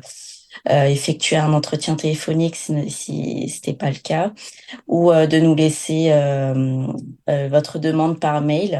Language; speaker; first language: French; native; French